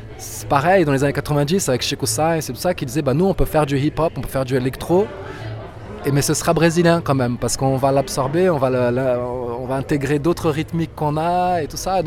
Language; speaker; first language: French; non-native, fluent; Portuguese